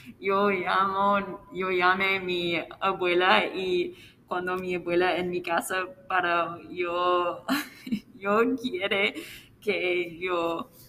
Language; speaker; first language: Spanish; non-native, learner; English